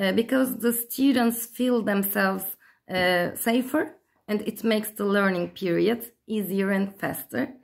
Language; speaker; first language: English; non-native, fluent; Turkish